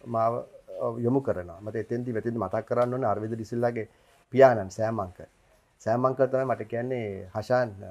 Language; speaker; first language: Sinhala; native; Sinhala